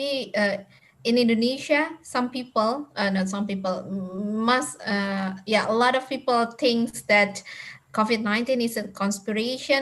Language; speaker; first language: English; non-native, fluent; Indonesian